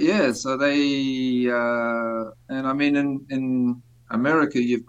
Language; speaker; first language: English; native; English